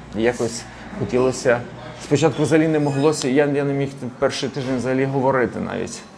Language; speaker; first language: Ukrainian; native; Ukrainian